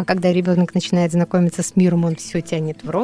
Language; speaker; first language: Russian; native; Russian